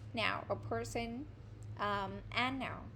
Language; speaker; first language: English; non-native, fluent; Vietnamese